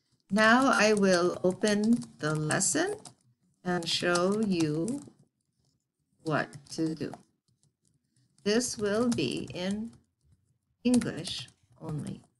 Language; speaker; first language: English; native; English